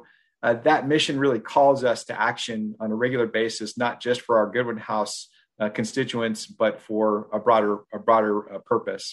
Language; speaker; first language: English; native; English